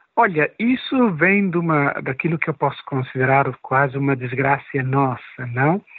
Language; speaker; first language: Portuguese; non-native, local second language; Upper Guinea Crioulo